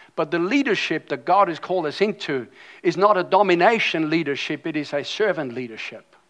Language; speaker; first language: English; non-native, fluent; German